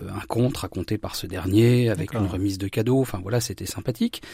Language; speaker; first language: French; native; French